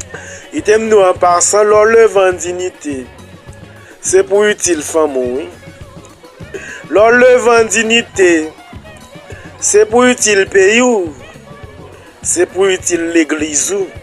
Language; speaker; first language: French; non-native, local second language; Haitian Creole